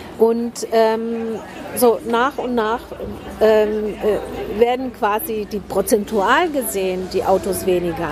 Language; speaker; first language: German; early bilingual, heritage; German